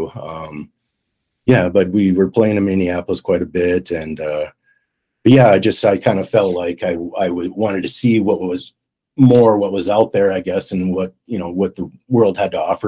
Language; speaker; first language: English; native; English